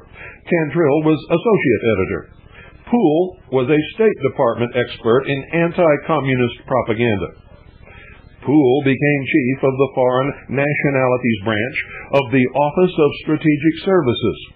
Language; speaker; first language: English; native; English